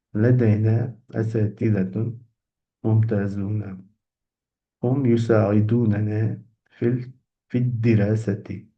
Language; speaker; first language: Arabic; non-native, fluent; Uzbek